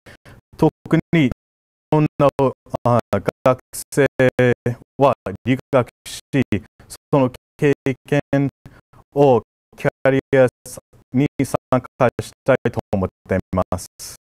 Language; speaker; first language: Japanese; non-native, fluent; English